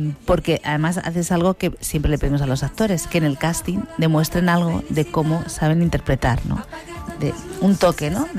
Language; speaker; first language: Spanish; native; Spanish